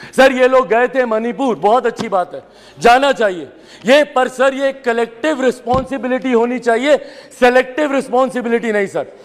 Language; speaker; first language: Hindi; native; Hindi